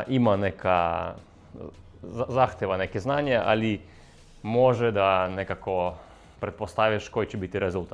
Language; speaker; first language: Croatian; non-native, fluent; Russian